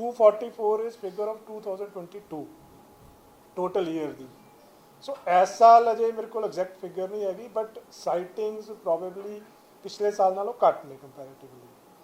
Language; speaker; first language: Hindi; non-native, local second language; Punjabi